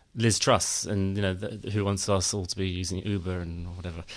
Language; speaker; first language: English; native; English